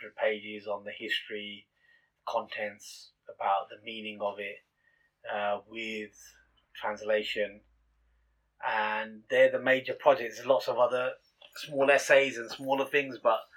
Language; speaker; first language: English; native; English